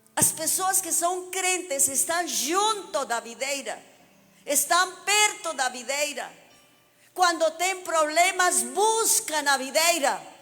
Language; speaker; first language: Portuguese; non-native, fluent; Spanish